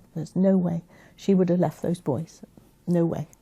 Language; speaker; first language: English; native; English